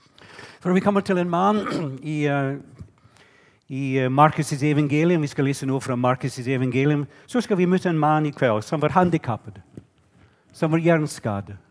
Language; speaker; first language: Norwegian; non-native, fluent; English